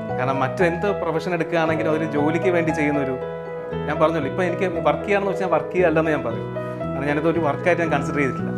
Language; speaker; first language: Malayalam; non-native, local second language; Tamil